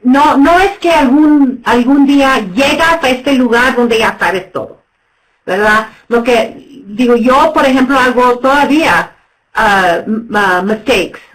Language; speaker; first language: Spanish; non-native, fluent; English